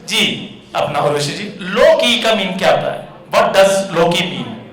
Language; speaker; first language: Hindi; native; Hindi